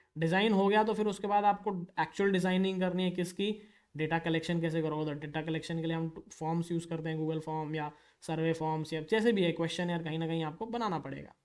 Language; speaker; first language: Hindi; native; Hindi